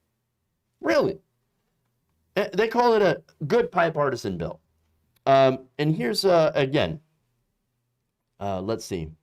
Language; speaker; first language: English; native; English